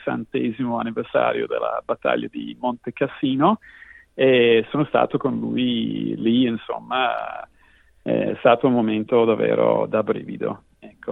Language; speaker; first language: Italian; non-native, fluent; English